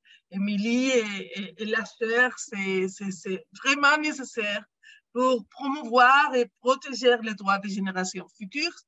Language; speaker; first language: French; non-native, fluent; Spanish